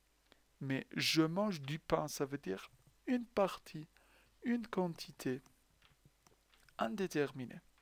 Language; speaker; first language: French; non-native, fluent; Persian